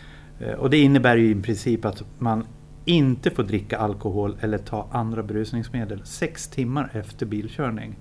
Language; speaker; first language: Swedish; native; Swedish